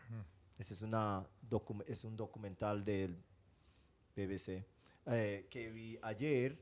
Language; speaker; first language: Spanish; non-native, fluent; English